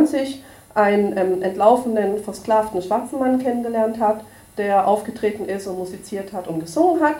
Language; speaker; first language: German; native; German